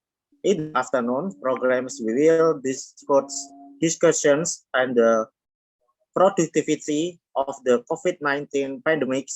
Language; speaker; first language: English; non-native, learner; Indonesian